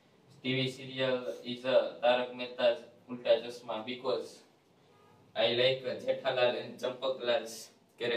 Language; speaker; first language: English; non-native, learner; Gujarati